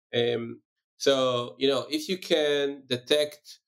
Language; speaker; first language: English; non-native, fluent; Hebrew